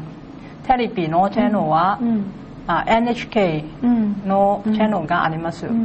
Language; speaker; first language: Japanese; non-native, learner; Cantonese